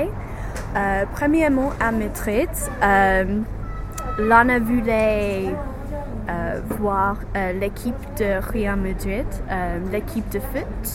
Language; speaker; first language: French; non-native, learner; English